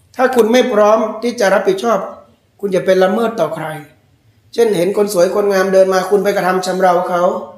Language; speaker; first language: Thai; native; Thai